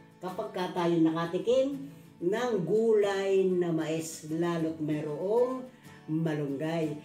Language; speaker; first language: Filipino; native; Filipino